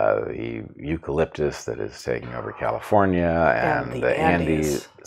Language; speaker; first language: English; native; English